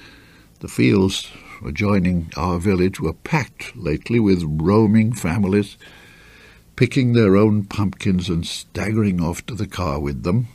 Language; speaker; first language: English; native; English